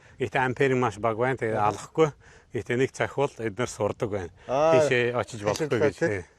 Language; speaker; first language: Mongolian; non-native, fluent; Hungarian